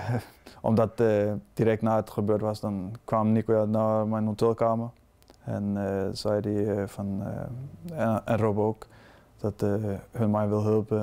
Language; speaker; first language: Dutch; non-native, fluent; Danish